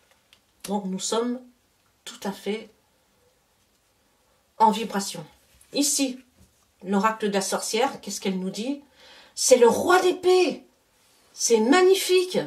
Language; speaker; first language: French; native; French